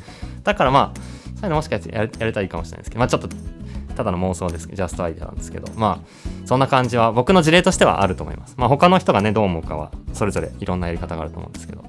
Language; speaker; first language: Japanese; native; Japanese